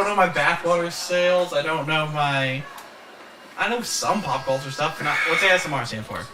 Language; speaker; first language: English; native; English